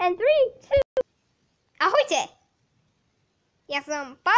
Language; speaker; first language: Slovak; early bilingual, heritage; Slovak